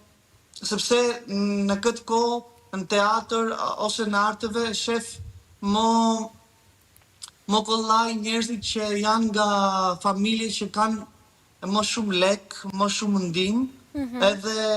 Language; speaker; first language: Albanian; early bilingual, heritage; Albanian